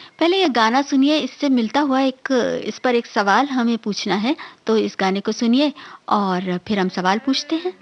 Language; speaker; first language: Hindi; native; Hindi